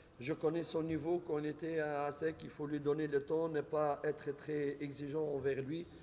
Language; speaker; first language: French; non-native, local second language; Arabic